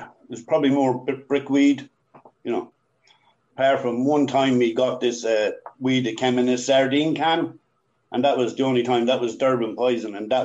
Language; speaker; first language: English; native; English